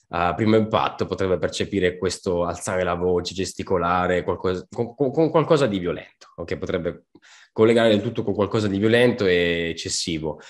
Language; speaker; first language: Italian; native; Italian